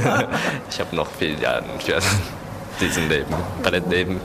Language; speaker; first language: German; non-native, learner; Japanese